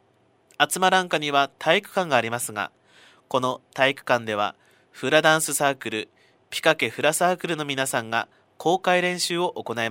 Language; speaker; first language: Japanese; native; Japanese